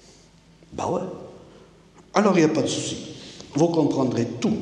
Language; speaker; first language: French; native; French